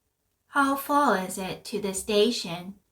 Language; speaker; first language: English; non-native, fluent; Korean